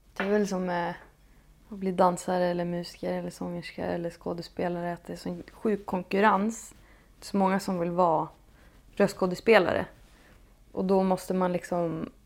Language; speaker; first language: Swedish; native; Swedish